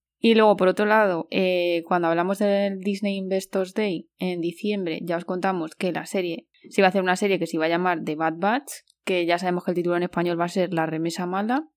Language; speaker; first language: Spanish; native; Spanish